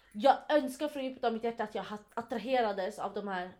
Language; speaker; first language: Swedish; early bilingual, other home language; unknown